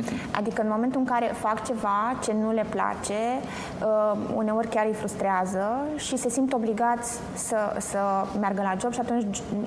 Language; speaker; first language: Romanian; native; Romanian